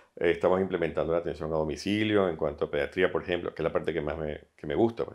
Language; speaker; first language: Spanish; native; Spanish